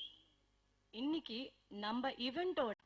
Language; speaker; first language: Tamil; native; Tamil